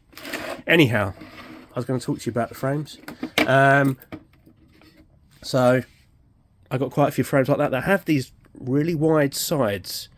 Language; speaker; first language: English; native; English